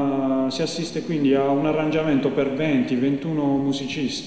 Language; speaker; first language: Italian; native; Italian